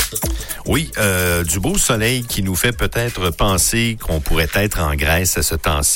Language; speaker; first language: French; native; French